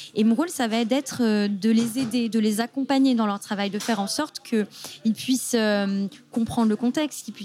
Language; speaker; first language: French; native; French